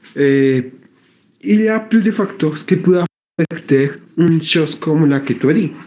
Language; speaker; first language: French; non-native, learner; Spanish